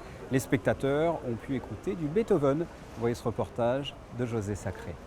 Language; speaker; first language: French; native; French